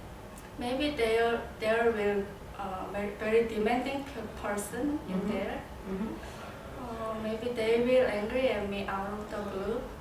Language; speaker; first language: English; non-native, learner; Korean